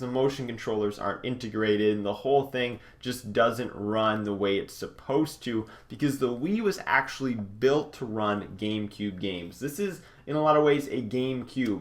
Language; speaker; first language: English; native; English